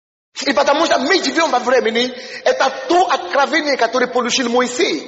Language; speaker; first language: Russian; non-native, fluent; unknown